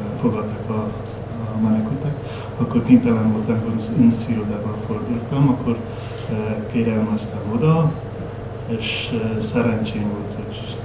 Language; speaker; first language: Hungarian; non-native, learner; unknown